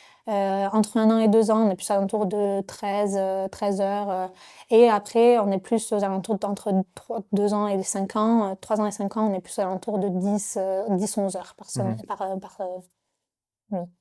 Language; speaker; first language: French; native; French